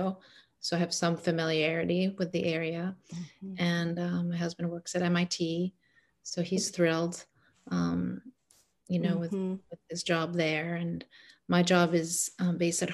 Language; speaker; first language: English; non-native, fluent; Arabic